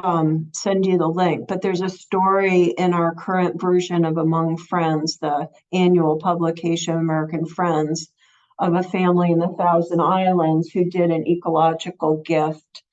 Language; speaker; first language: English; native; English